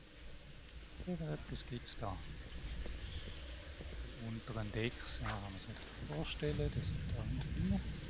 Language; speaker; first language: German; native; German